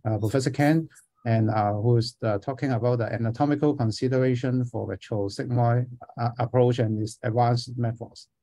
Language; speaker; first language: English; non-native, fluent; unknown